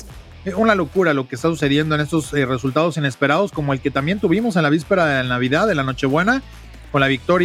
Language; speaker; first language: Spanish; native; Spanish